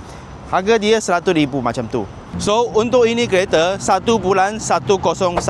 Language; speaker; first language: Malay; non-native, local second language; Chinese